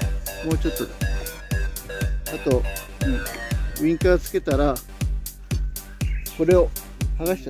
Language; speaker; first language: Japanese; native; Japanese